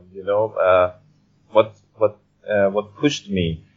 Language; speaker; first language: English; non-native, fluent; Persian